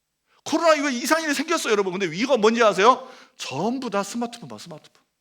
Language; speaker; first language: Korean; native; Korean